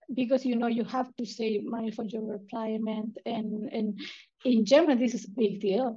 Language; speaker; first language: English; non-native, fluent; Spanish